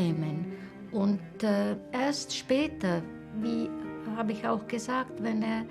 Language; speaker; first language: German; non-native, fluent; Czech